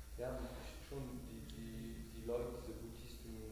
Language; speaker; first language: German; non-native, learner; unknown